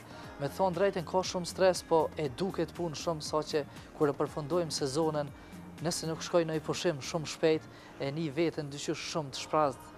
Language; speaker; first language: Albanian; native; Albanian